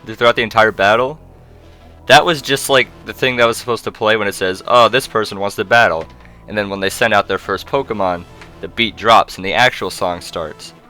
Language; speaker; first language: English; native; English